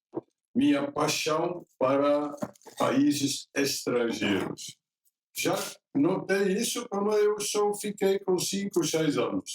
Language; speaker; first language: Portuguese; non-native, fluent; Dutch